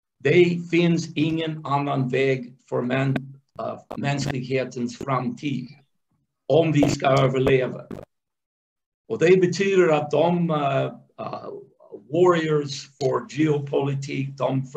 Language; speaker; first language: Swedish; non-native, fluent; English